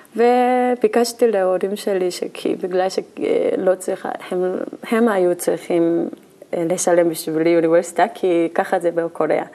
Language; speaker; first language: Hebrew; non-native, learner; Korean